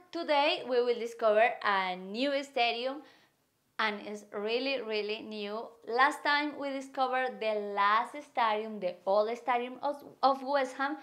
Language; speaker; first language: English; non-native, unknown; Spanish